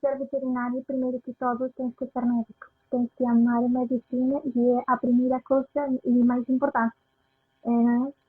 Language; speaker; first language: Portuguese; non-native, fluent; Spanish